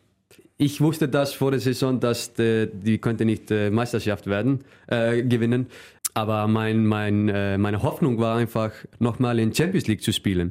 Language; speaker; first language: German; non-native, fluent; Icelandic